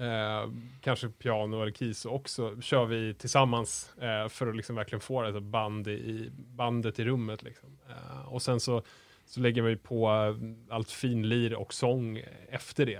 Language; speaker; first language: Swedish; native; Swedish